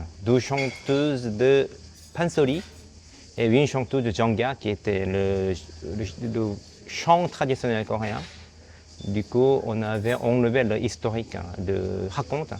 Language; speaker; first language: French; non-native, fluent; Korean